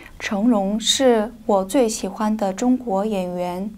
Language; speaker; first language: Chinese; non-native, learner; Korean